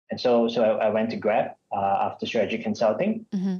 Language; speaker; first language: English; non-native, local second language; Malay